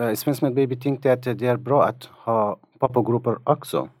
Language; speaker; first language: Swedish; non-native, fluent; Persian